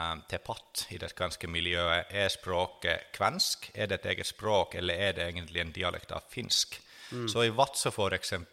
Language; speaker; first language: Norwegian; non-native, fluent; Finnish